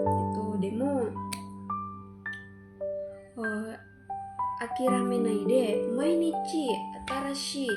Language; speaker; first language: Japanese; non-native, learner; Indonesian